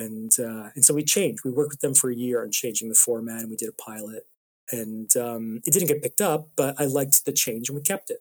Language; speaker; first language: English; native; English